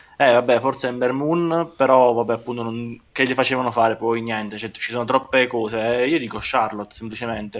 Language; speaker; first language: Italian; native; Italian